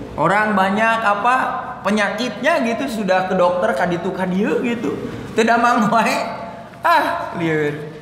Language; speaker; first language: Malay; non-native, local second language; Sundanese